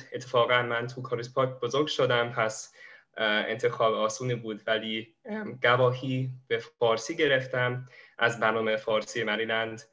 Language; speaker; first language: Persian; non-native, fluent; English